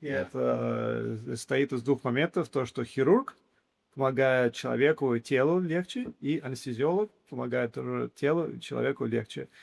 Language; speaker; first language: Russian; early bilingual, heritage; English